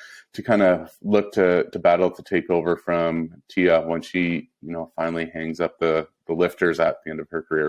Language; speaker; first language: English; native; English